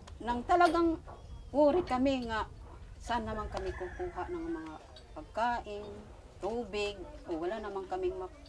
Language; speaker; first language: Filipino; non-native, local second language; Waray